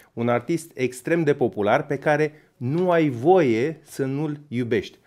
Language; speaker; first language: Romanian; native; Romanian